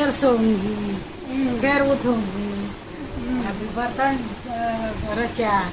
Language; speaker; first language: Hindi; non-native, local second language; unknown